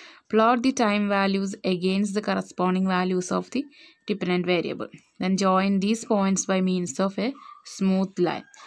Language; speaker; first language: English; non-native, local second language; Malayalam